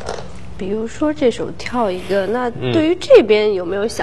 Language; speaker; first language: Chinese; native; Chinese